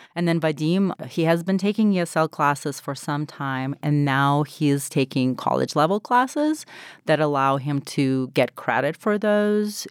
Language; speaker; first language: English; non-native, fluent; Ukrainian